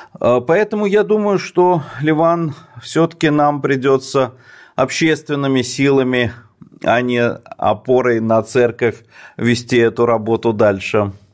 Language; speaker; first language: Russian; native; Russian